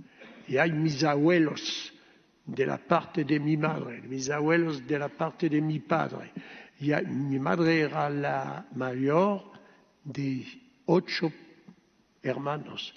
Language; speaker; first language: Spanish; early bilingual, heritage; Ladino